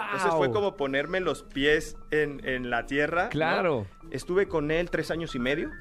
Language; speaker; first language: Spanish; native; Spanish